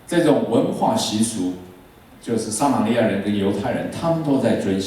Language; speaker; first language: Chinese; native; Chinese